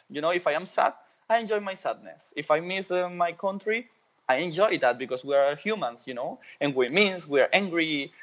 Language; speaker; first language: English; non-native, fluent; Spanish